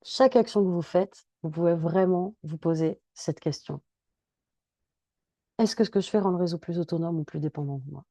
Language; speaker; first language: French; native; French